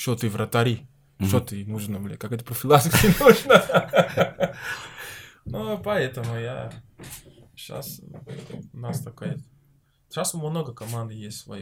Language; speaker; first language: Russian; non-native, learner; Portuguese